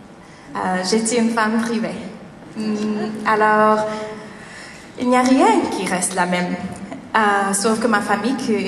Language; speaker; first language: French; non-native, learner; English